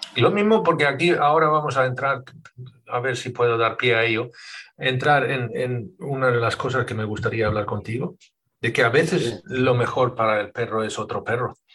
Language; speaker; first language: Spanish; non-native, fluent; Swedish